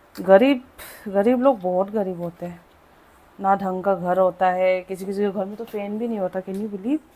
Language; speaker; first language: Hindi; non-native, local second language; Adi